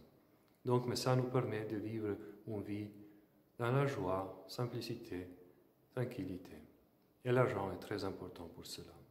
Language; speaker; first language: French; non-native, fluent; Slovenian